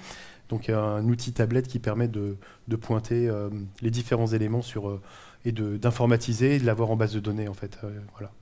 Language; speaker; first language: French; native; French